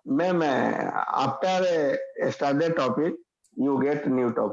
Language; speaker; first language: English; non-native, learner; Hindi